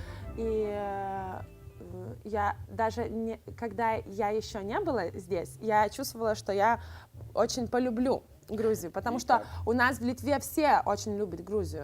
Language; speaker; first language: Russian; non-native, fluent; Lithuanian